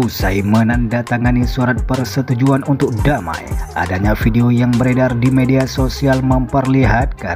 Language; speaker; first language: Indonesian; native; Indonesian